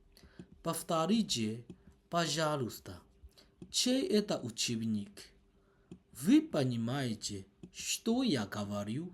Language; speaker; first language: Russian; non-native, learner; Burmese